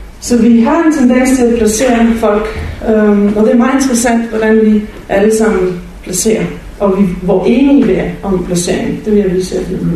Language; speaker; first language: Danish; non-native, fluent; Bulgarian